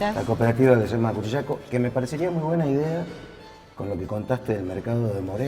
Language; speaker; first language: Spanish; native; Spanish